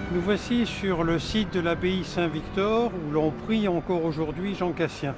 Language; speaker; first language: French; native; French